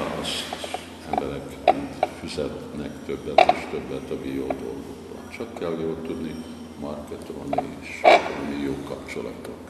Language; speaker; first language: Hungarian; non-native, fluent; English